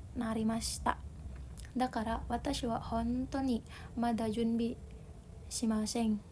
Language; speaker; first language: Japanese; non-native, learner; Indonesian